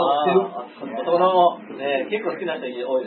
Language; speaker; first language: Japanese; native; Japanese